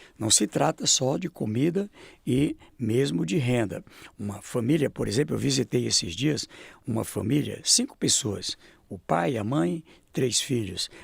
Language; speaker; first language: Portuguese; native; Portuguese